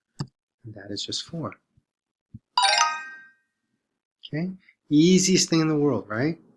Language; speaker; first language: English; native; English